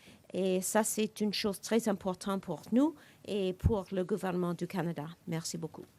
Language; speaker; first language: French; non-native, local second language; English